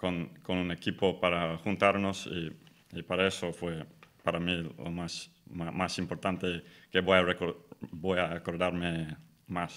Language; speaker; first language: Spanish; non-native, fluent; English